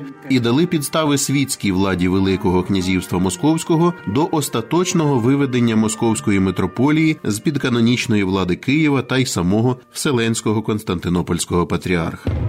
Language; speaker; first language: Ukrainian; native; Ukrainian